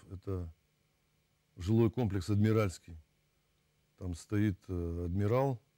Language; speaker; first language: Russian; native; Russian